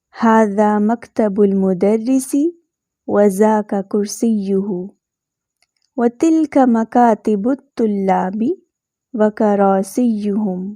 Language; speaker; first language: Arabic; non-native, fluent; Urdu